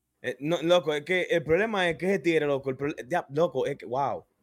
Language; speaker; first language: Spanish; native; Spanish